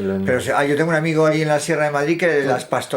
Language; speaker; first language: Spanish; native; Spanish